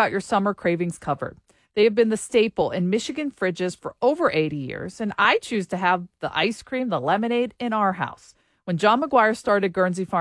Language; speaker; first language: English; native; English